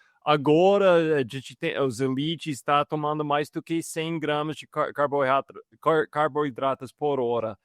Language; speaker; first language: Portuguese; non-native, fluent; English